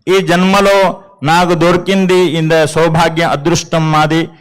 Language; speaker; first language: Telugu; non-native, local second language; Hindi